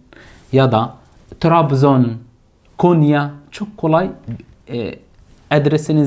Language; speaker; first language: Turkish; non-native, fluent; Arabic